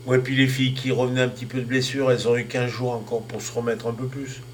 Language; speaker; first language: French; native; French